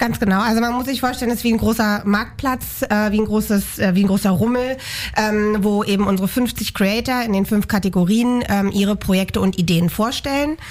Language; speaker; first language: German; native; German